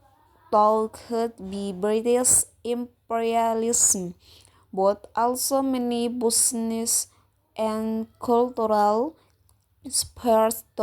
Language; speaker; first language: English; non-native, learner; Indonesian